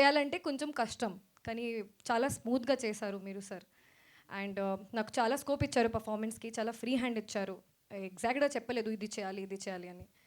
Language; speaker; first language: Telugu; non-native, local second language; Hindi